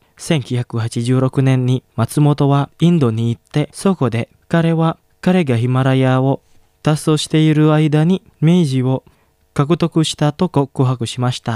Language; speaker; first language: Japanese; non-native, fluent; Indonesian